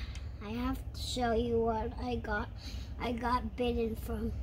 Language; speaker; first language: English; early bilingual, other home language; Russian